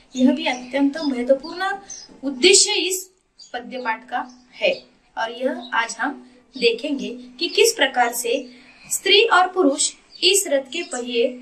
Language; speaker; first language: Hindi; non-native, local second language; Marathi